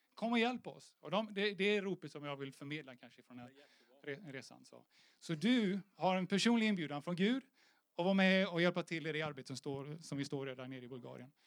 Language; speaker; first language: Swedish; native; Swedish